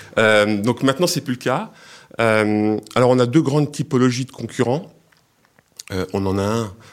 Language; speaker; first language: French; native; French